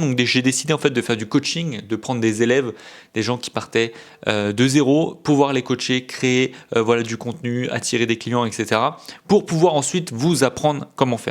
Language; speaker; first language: French; native; French